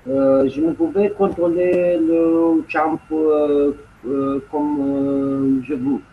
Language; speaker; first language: French; non-native, learner; Romanian